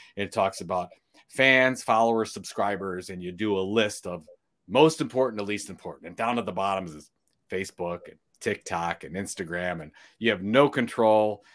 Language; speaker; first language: English; early bilingual, other home language; Italian